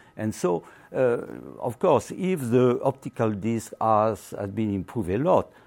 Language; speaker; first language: English; non-native, learner; French